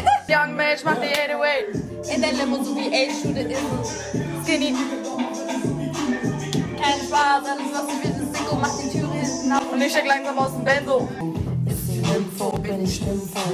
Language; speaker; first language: German; native; German